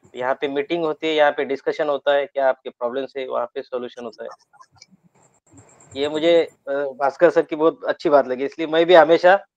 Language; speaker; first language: Hindi; native; Hindi